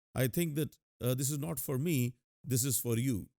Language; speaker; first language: English; non-native, local second language; Urdu